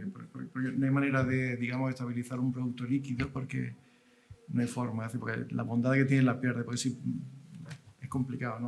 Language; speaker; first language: Spanish; native; Spanish